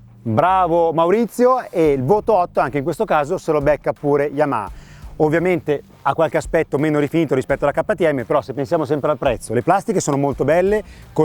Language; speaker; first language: Italian; native; Italian